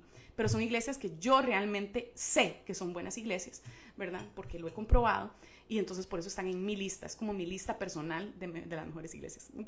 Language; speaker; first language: Spanish; native; Spanish